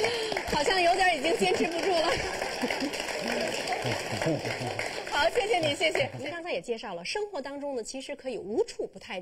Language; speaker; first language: Chinese; native; Chinese